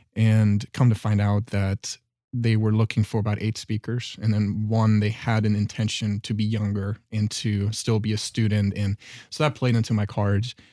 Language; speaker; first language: English; non-native, fluent; German